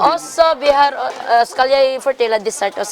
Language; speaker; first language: Norwegian; non-native, learner; Filipino